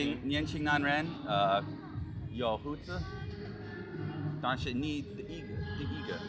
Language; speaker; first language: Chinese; non-native, learner; English